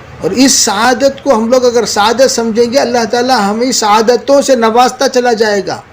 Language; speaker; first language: Urdu; non-native, local second language; Tamil